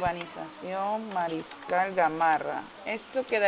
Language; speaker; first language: Spanish; native; Spanish